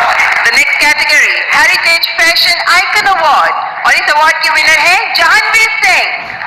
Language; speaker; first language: Hindi; native; Hindi